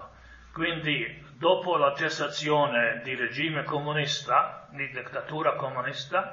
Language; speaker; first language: Italian; non-native, fluent; Croatian